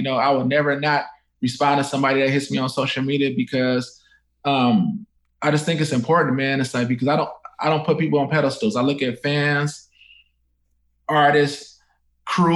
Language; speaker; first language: English; native; English